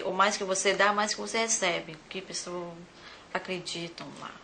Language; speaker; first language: Portuguese; non-native, learner; Thai